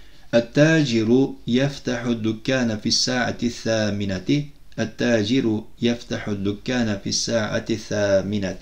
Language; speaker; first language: Arabic; non-native, fluent; Turkish